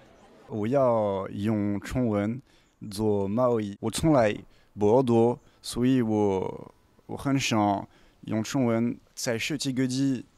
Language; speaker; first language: Chinese; non-native, learner; French